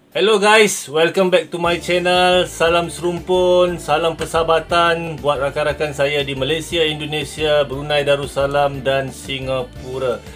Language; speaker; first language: Malay; native; Malay